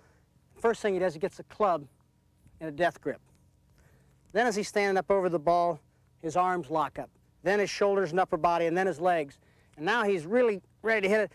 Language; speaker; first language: English; native; English